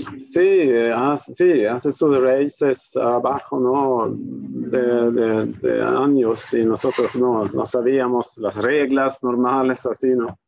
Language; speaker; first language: Spanish; non-native, fluent; Swedish